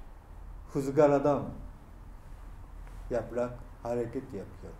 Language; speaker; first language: Turkish; non-native, learner; Japanese